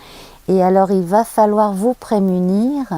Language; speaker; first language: French; native; French